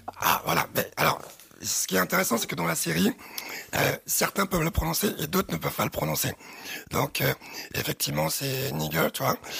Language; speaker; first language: French; early bilingual, other home language; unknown